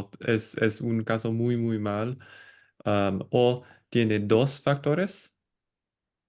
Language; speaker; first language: Spanish; non-native, fluent; English